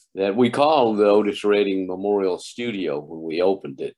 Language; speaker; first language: English; native; English